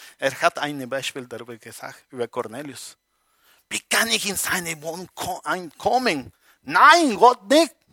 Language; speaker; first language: German; non-native, learner; Spanish